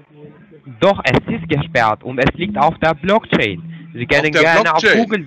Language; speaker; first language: German; non-native, fluent; Turkish